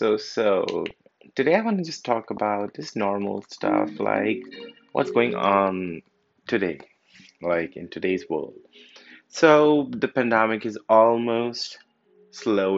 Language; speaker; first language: English; non-native, local second language; Punjabi